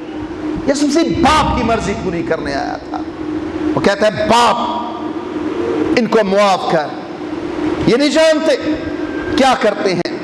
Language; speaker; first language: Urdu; non-native, local second language; Punjabi